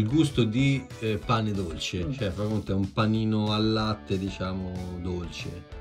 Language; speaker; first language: Italian; native; Italian